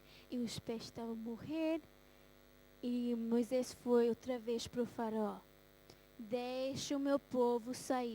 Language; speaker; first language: Portuguese; early bilingual, heritage; Portuguese